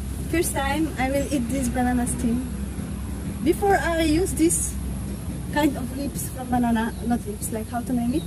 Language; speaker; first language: English; non-native, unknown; Polish